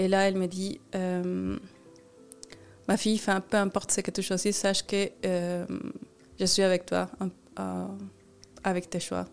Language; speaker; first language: French; non-native, fluent; Spanish